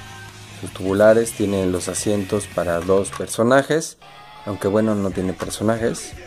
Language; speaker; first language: Spanish; native; Spanish